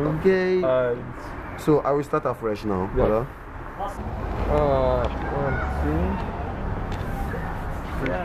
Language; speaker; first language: English; non-native, fluent; Greek